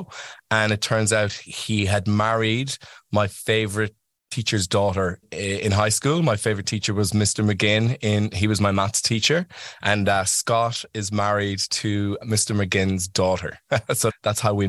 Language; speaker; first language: English; native; English